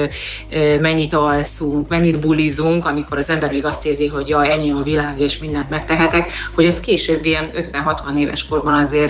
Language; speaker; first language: Hungarian; native; Hungarian